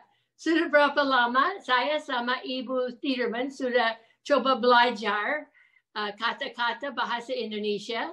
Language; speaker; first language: Indonesian; non-native, fluent; English